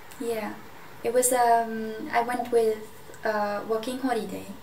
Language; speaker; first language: English; non-native, fluent; German